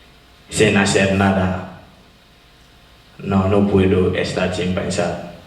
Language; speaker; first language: Spanish; non-native, fluent; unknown